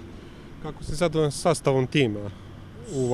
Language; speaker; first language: Croatian; native; Croatian